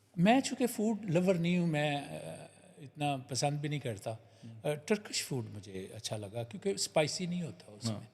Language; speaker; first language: Urdu; non-native, local second language; Punjabi